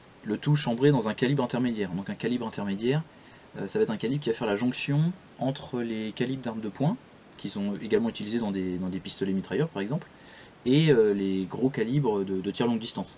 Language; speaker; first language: French; native; French